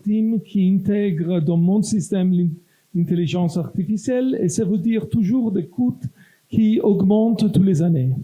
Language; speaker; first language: French; non-native, local second language; Italian